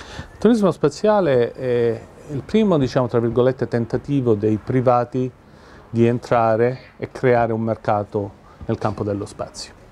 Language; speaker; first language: Italian; native; Italian